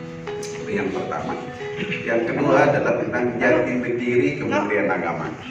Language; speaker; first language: Indonesian; native; Indonesian